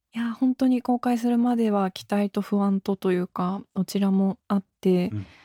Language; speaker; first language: Japanese; native; Japanese